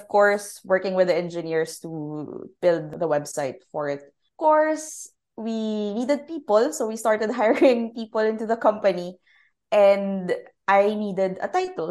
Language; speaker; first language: English; non-native, local second language; Filipino